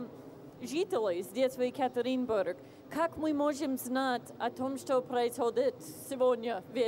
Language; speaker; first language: Russian; non-native, fluent; English